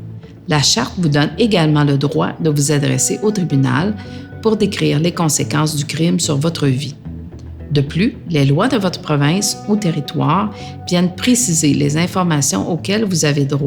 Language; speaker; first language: French; native; French